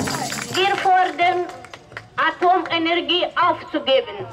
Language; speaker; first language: German; non-native, learner; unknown